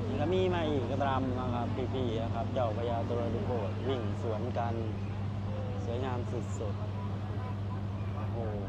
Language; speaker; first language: Thai; native; Thai